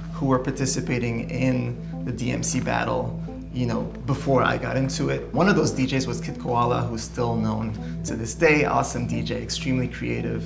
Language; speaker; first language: English; native; English